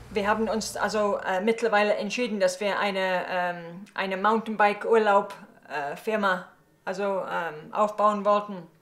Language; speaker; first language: German; early bilingual, heritage; English